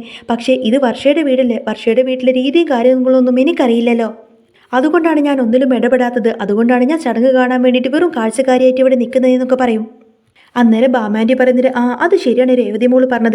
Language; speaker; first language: Malayalam; native; Malayalam